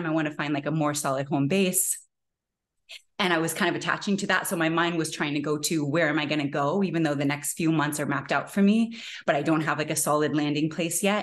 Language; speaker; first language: English; native; English